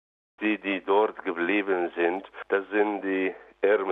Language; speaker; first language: German; non-native, learner; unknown